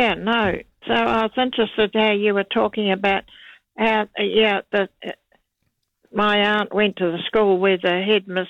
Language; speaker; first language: English; native; English